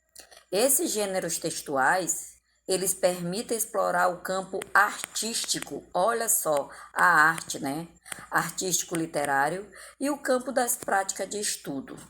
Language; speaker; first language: Portuguese; native; Portuguese